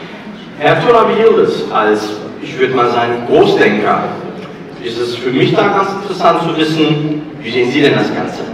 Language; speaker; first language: German; native; German